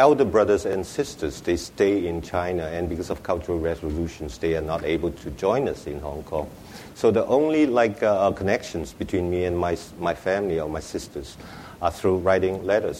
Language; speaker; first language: English; non-native, local second language; Wu Chinese